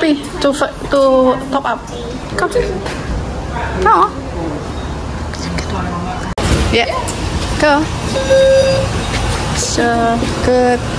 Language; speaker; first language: English; non-native, learner; Indonesian